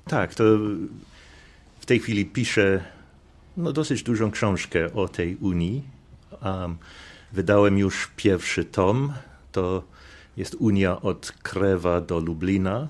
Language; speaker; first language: Polish; non-native, fluent; English